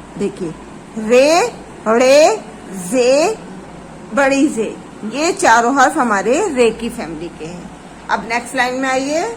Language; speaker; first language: Hindi; native; Hindi